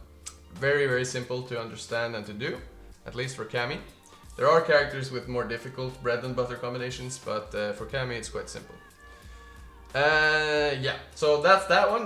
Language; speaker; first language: English; non-native, fluent; Norwegian